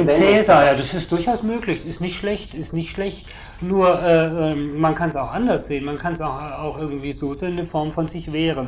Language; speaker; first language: German; native; German